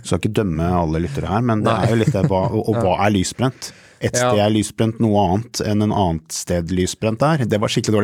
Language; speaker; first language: Norwegian; native; Norwegian